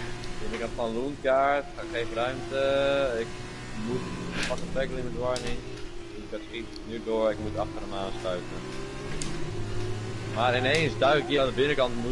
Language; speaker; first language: Dutch; native; Dutch